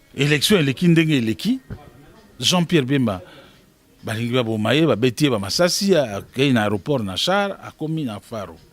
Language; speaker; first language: Lingala; native; Lingala